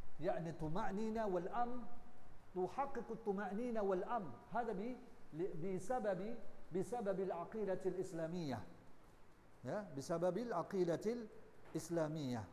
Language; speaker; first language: Arabic; non-native, learner; Indonesian